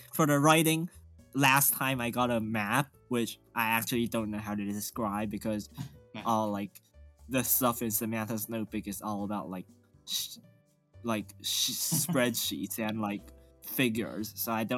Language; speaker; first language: English; non-native, fluent; Chinese